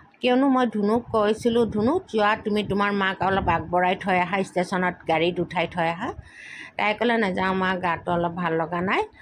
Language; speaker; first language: Assamese; native; Assamese